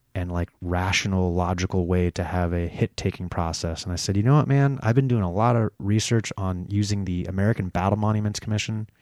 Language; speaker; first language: English; native; English